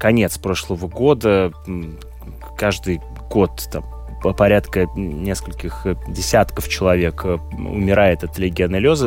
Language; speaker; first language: Russian; native; Russian